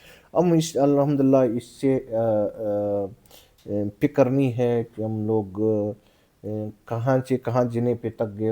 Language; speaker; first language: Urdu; non-native, local second language; Pashto